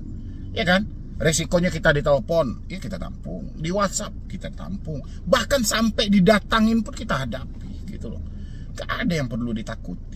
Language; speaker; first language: Indonesian; native; Indonesian